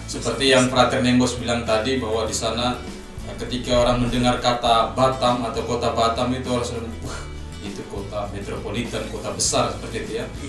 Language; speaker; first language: Indonesian; native; Indonesian